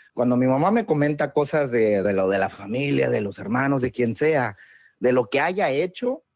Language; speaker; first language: Spanish; native; Spanish